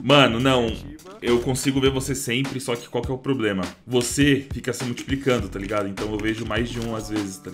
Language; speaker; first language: Portuguese; native; Portuguese